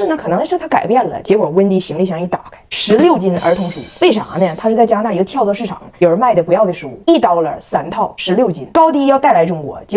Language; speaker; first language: Chinese; native; Chinese